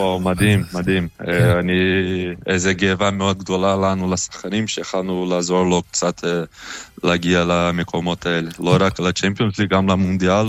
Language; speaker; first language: Hebrew; non-native, fluent; Portuguese